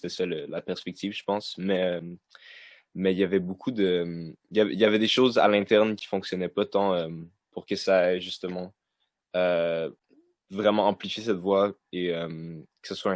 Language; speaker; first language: French; native; French